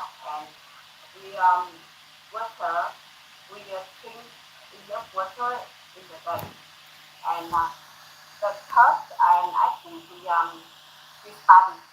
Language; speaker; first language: English; non-native, learner; Thai